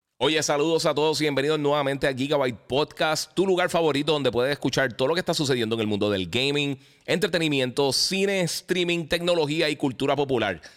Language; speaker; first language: Spanish; native; Spanish